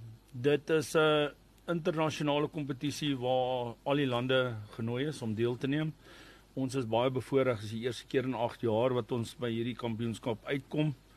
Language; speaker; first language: Afrikaans; native; Afrikaans